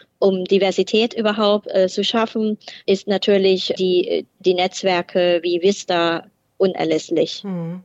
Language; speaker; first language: German; non-native, fluent; Thai